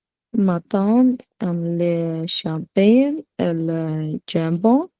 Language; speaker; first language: French; non-native, learner; Punjabi